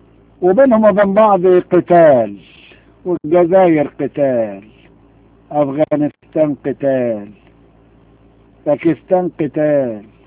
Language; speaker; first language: Arabic; native; Arabic